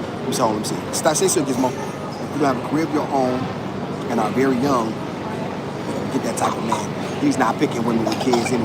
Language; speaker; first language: English; native; English